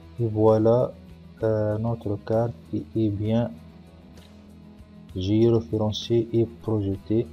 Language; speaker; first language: French; non-native, local second language; Arabic